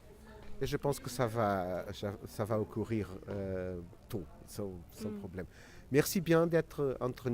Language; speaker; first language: French; non-native, learner; Portuguese